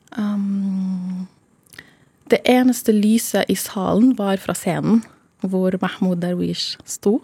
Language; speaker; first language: Norwegian; non-native, fluent; Arabic